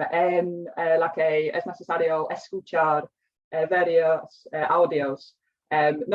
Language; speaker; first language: Spanish; non-native, fluent; English